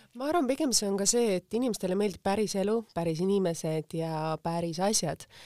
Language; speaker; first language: Estonian; native; Estonian